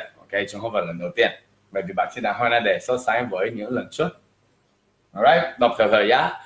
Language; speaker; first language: Vietnamese; non-native, fluent; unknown